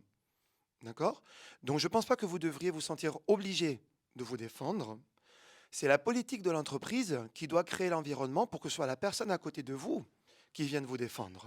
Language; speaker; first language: French; native; French